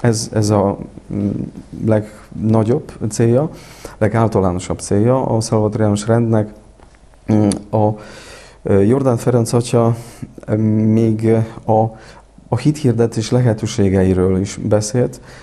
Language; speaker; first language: Hungarian; non-native, fluent; Polish